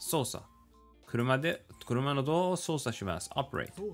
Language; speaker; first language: Japanese; non-native, learner; English